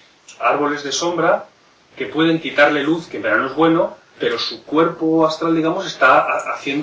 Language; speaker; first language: Spanish; native; Spanish